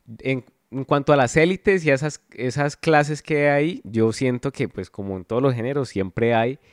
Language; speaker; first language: Spanish; native; Spanish